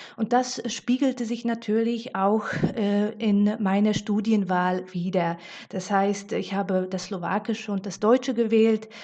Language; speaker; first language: German; non-native, fluent; Slovak